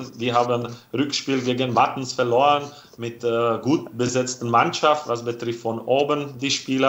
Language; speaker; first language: German; non-native, fluent; Slovak